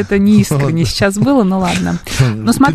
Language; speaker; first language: Russian; native; Russian